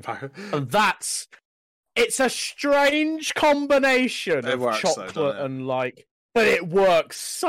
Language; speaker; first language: English; native; English